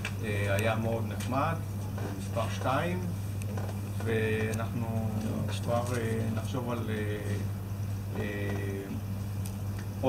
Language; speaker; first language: Hebrew; native; Hebrew